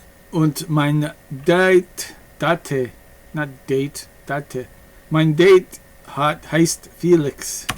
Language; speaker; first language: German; non-native, learner; English